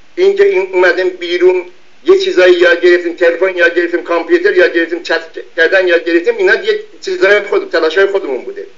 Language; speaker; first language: Persian; non-native, local second language; Azerbaijani